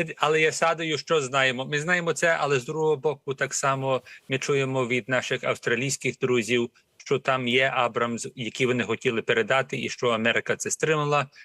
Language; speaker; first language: Ukrainian; early bilingual, heritage; Ukrainian